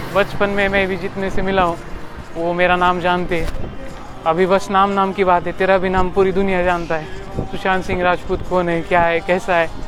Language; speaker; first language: Hindi; non-native, local second language; Marathi